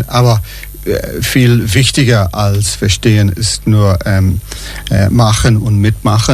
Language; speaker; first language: German; non-native, fluent; English